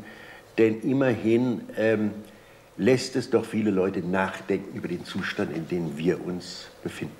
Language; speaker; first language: German; native; German